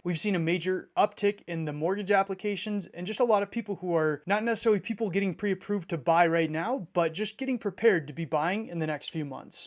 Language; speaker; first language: English; native; English